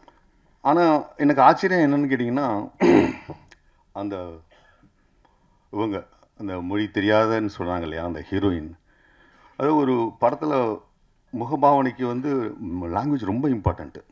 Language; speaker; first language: Tamil; native; Tamil